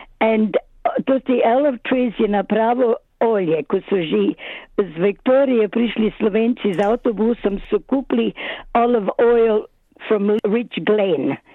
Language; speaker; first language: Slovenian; early bilingual, other home language; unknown